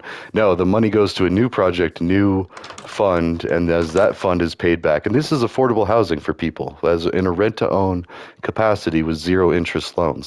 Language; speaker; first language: English; native; English